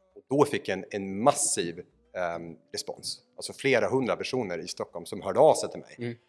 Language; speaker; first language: Swedish; native; Swedish